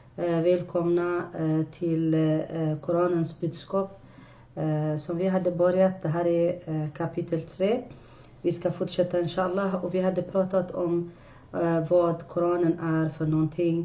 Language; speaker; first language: Swedish; non-native, fluent; Arabic